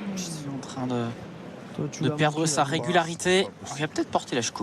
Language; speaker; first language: French; native; French